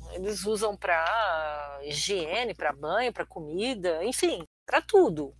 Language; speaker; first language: Portuguese; early bilingual, other home language; Armenian